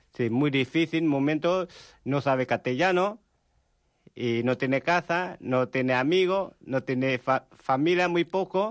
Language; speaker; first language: Spanish; non-native, learner; Vietnamese